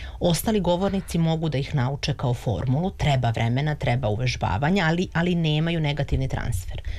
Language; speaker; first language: Serbian; native; Serbian